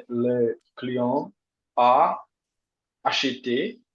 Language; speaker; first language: French; non-native, learner; Portuguese